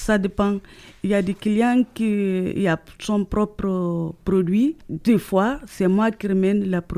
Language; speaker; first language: French; native; French